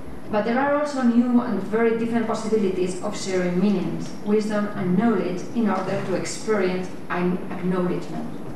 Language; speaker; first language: English; non-native, fluent; Spanish